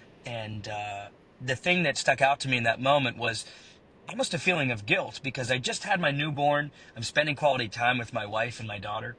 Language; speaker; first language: English; native; English